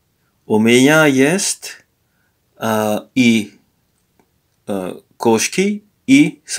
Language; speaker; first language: Russian; non-native, learner; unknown